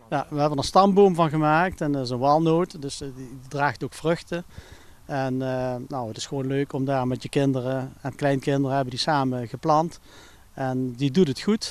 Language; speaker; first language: Dutch; native; Dutch